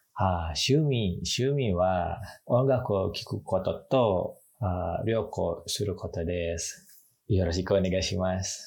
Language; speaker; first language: Japanese; non-native, learner; Indonesian